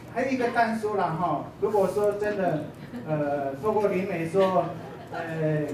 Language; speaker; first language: Chinese; native; Chinese